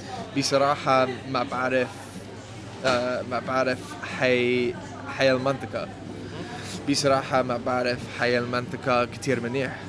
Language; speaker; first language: Arabic; non-native, learner; English